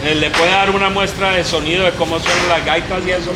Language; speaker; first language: Spanish; native; Spanish